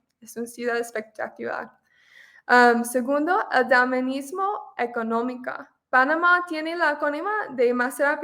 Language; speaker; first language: Spanish; non-native, fluent; English